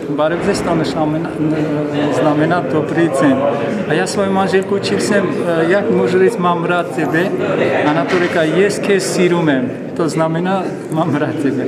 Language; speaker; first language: Czech; non-native, learner; Armenian